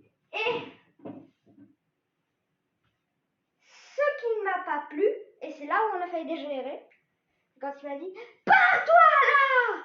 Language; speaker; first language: French; native; French